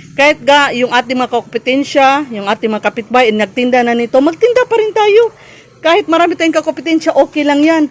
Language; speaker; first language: Filipino; non-native, local second language; Cebuano